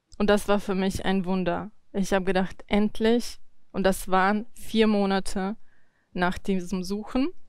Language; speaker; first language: German; early bilingual, other home language; Russian